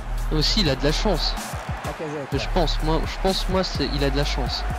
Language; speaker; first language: French; native; French